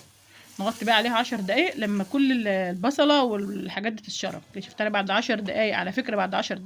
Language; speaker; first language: Arabic; native; Arabic